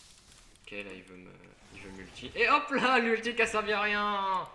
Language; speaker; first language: French; native; French